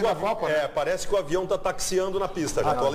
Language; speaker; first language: Portuguese; native; Portuguese